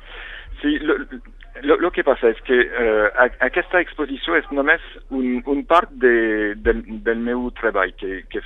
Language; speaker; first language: Catalan; non-native, fluent; French